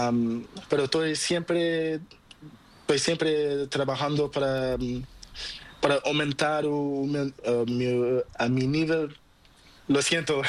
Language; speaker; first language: Spanish; non-native, learner; Portuguese